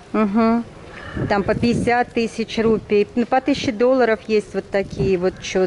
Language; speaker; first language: Russian; native; Russian